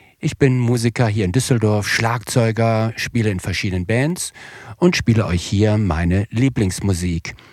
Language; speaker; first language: German; native; German